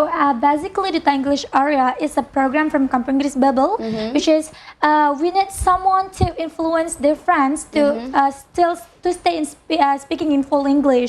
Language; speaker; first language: English; non-native, fluent; Indonesian